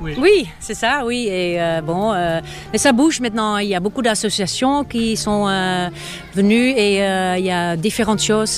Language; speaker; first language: French; non-native, fluent; Dutch